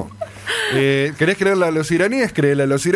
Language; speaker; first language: Spanish; native; Spanish